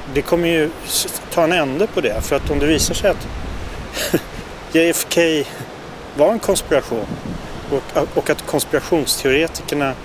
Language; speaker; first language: Swedish; native; Swedish